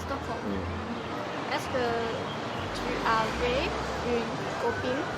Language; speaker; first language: French; non-native, learner; Chinese